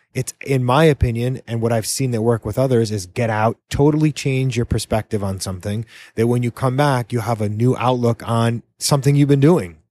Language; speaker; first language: English; native; English